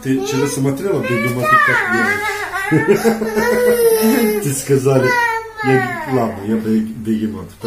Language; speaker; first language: Russian; non-native, learner; Turkish